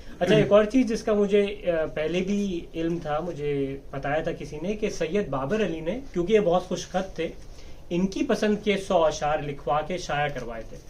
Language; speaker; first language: Urdu; native; Urdu